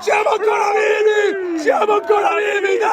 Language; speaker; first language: Italian; native; Italian